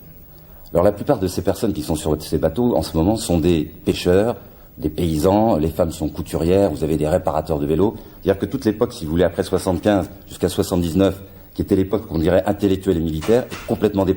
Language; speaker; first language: French; native; French